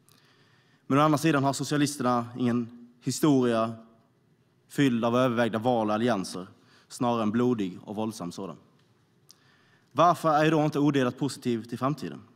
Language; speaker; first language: Swedish; native; Swedish